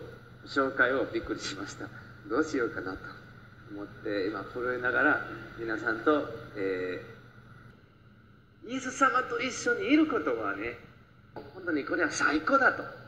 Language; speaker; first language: Japanese; non-native, fluent; Spanish